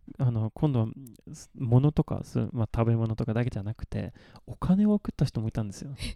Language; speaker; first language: Japanese; non-native, fluent; Swedish